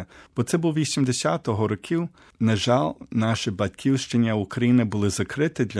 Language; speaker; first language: Ukrainian; early bilingual, heritage; Ukrainian